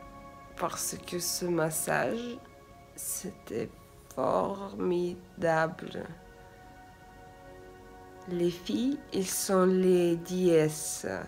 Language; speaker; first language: French; non-native, fluent; Russian